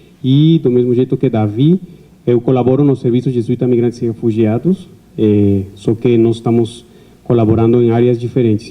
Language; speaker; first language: Portuguese; non-native, fluent; Spanish